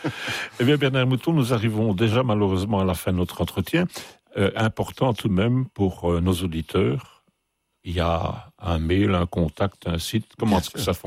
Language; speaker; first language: French; native; French